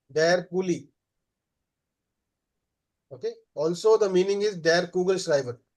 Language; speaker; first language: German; non-native, fluent; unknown